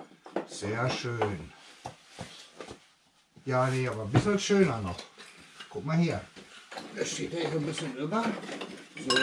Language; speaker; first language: German; native; German